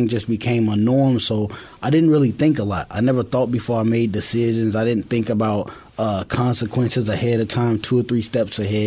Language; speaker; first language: English; native; English